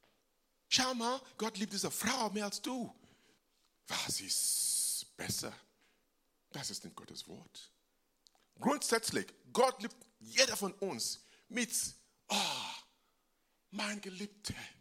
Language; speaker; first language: German; non-native, fluent; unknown